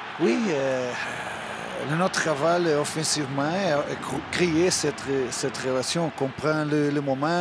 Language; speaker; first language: French; non-native, learner; Portuguese